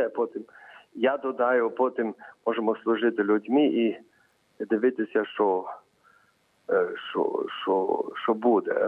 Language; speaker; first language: Ukrainian; early bilingual, heritage; Ukrainian